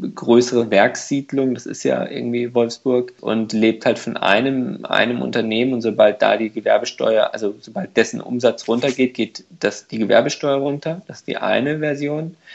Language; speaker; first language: German; non-native, fluent; Hungarian